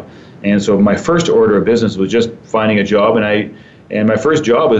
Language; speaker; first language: English; native; English